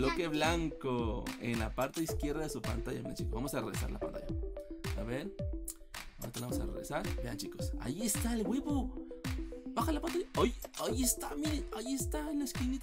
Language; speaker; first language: Spanish; native; Spanish